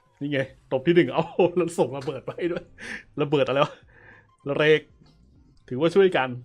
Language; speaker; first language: Thai; native; Thai